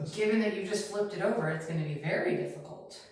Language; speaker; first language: English; native; English